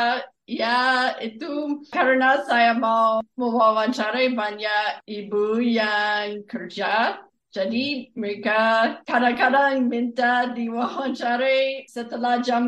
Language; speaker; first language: Indonesian; non-native, fluent; English